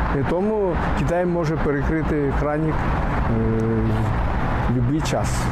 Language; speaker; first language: Ukrainian; non-native, fluent; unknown